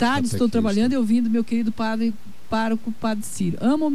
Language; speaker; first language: Portuguese; native; Portuguese